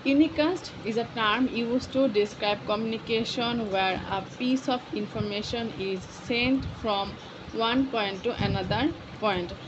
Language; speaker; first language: English; non-native, local second language; Bangla